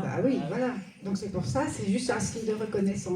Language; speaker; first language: French; native; French